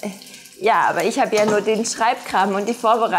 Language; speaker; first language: German; native; German